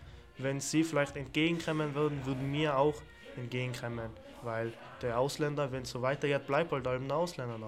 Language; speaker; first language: German; early bilingual, other home language; Turkish